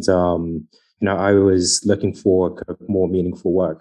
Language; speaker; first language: English; native; English